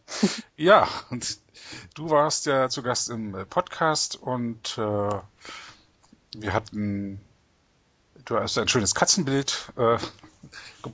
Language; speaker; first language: German; native; German